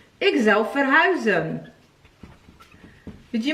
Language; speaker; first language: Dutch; non-native, fluent; Polish